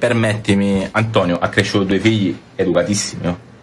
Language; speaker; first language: Italian; native; Italian